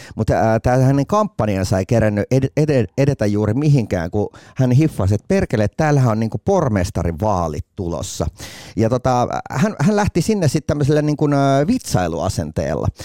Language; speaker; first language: Finnish; native; Finnish